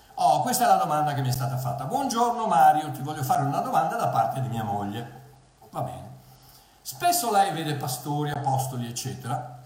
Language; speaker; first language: Italian; early bilingual, heritage; Italian